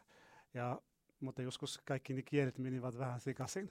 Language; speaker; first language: Finnish; non-native, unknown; Arabic